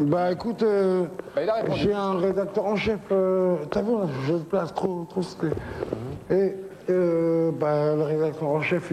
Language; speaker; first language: French; native; French